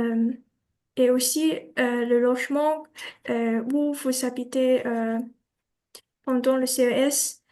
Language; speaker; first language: French; non-native, learner; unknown